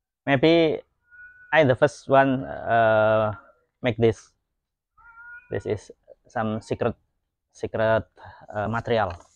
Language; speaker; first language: English; non-native, learner; Indonesian